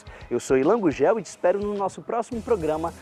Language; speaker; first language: Portuguese; native; Portuguese